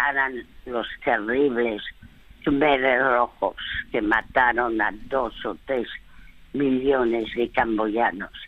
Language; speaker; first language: Spanish; early bilingual, other home language; French